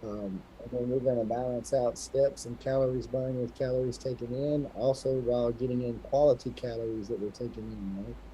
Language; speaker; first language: English; native; English